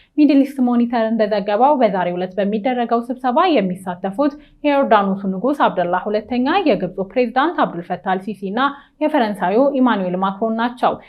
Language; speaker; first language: Amharic; native; Amharic